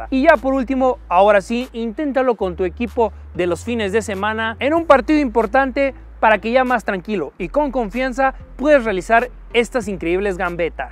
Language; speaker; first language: Spanish; native; Spanish